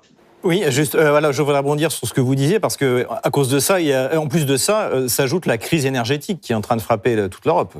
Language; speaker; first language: French; non-native, fluent; Italian